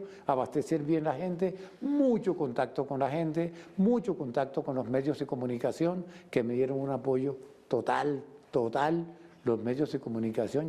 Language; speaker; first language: Spanish; native; Spanish